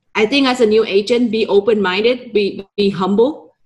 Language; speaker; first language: English; non-native, fluent; Vietnamese